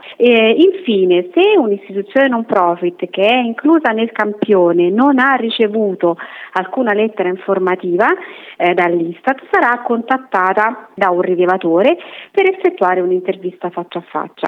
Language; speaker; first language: Italian; native; Italian